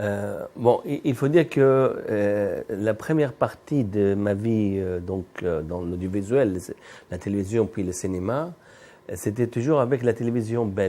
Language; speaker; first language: French; non-native, fluent; Arabic